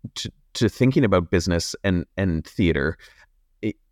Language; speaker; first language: English; native; English